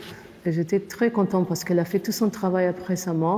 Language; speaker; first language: French; non-native, fluent; Portuguese